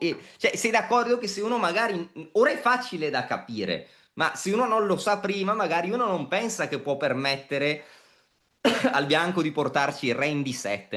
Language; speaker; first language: Italian; native; Italian